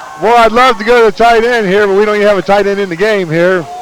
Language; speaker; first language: English; native; English